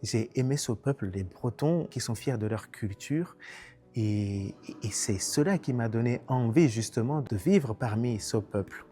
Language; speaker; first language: French; non-native, local second language; Kinyarwanda